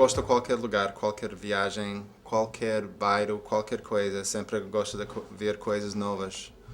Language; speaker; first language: Portuguese; non-native, fluent; English